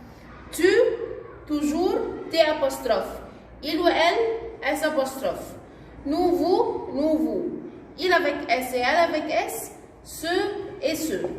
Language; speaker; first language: French; non-native, fluent; Arabic